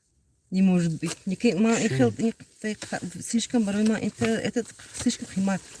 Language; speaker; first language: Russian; non-native, local second language; Tajik